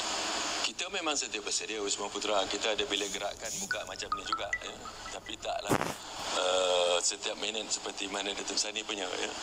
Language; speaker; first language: Malay; native; Malay